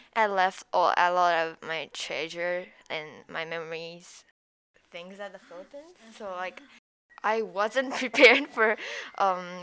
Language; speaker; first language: English; non-native, fluent; Japanese